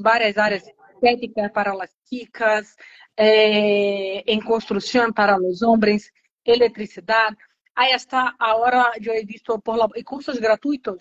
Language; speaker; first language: Spanish; non-native, learner; Portuguese